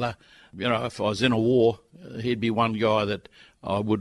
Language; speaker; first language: English; native; English